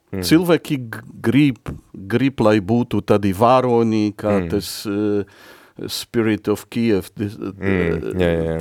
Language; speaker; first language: Latvian; non-native, fluent; Polish